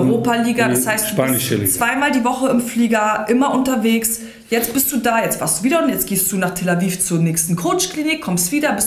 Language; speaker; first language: German; early bilingual, other home language; Serbian